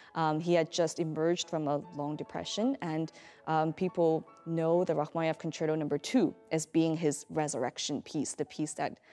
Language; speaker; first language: English; native; English